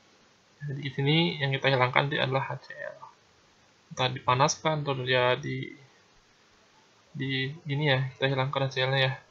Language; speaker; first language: Indonesian; native; Indonesian